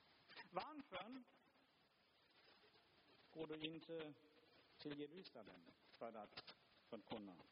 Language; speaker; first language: Swedish; non-native, fluent; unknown